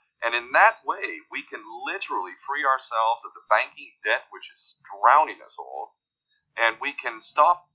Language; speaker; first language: English; native; English